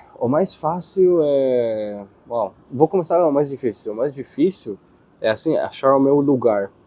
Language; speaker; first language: Portuguese; non-native, fluent; Hebrew